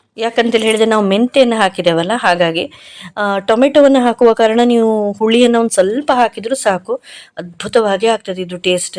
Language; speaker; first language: Kannada; non-native, local second language; Konkani